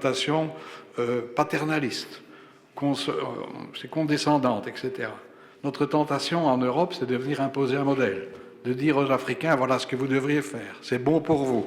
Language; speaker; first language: French; native; French